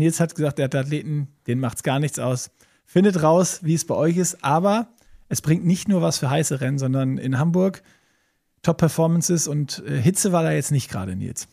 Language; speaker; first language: German; native; German